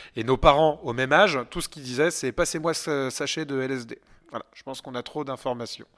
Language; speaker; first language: French; native; French